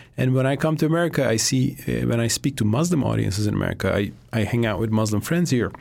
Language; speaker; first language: English; non-native, fluent; Turkish